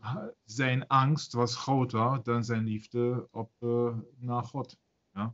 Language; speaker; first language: Dutch; non-native, learner; German